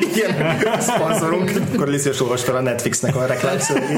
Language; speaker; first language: Hungarian; native; Hungarian